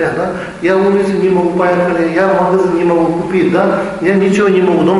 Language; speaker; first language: Russian; non-native, learner; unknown